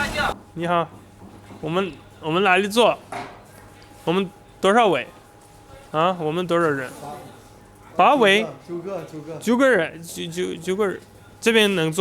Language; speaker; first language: Chinese; non-native, fluent; Russian